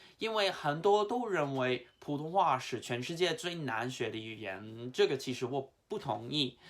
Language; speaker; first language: Chinese; non-native, fluent; English